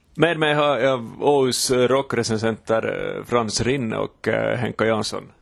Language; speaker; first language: Swedish; native; Swedish